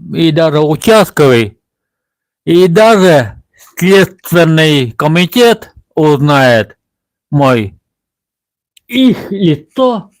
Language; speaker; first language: Russian; non-native, local second language; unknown